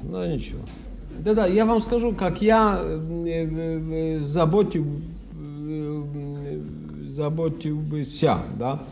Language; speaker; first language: Russian; non-native, fluent; Polish